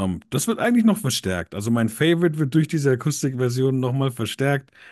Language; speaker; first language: German; native; German